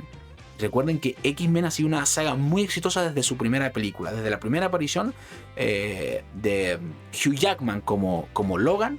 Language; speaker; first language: Spanish; native; Spanish